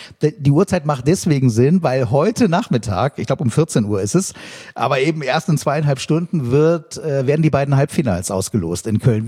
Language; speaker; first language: German; native; German